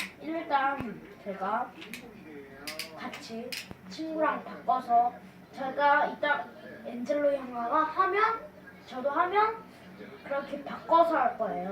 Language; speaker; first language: Korean; non-native, learner; Indonesian